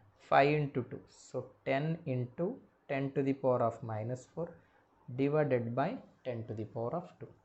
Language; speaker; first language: English; non-native, local second language; Kannada